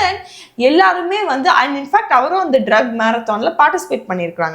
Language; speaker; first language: Tamil; native; Tamil